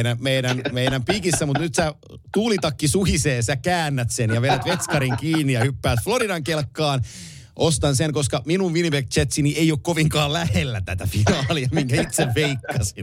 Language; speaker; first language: Finnish; native; Finnish